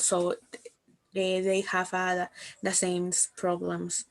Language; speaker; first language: English; non-native, learner; Spanish